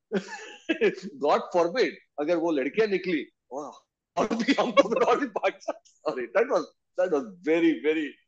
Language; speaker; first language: Hindi; native; Hindi